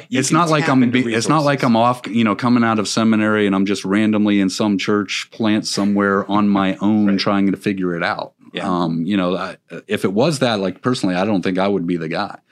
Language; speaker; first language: English; native; English